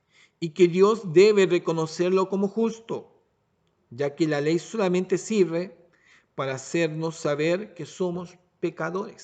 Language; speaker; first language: Spanish; native; Spanish